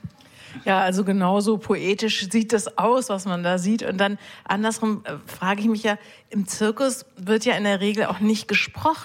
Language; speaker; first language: German; native; German